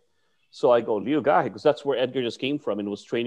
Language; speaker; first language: English; non-native, local second language; Filipino